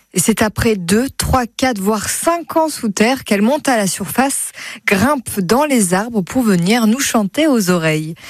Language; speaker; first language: French; native; French